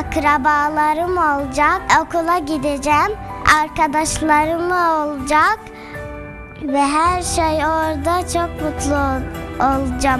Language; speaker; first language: Turkish; early bilingual, other home language; Arabic